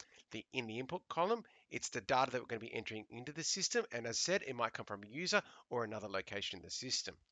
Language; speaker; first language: English; native; English